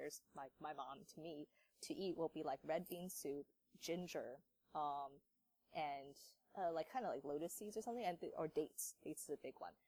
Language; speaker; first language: English; native; English